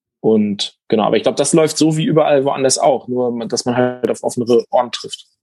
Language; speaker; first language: German; native; German